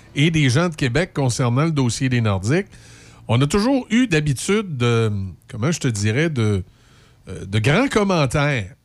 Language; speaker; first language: French; native; French